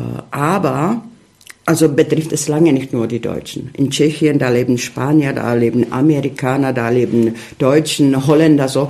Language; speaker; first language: German; early bilingual, heritage; Czech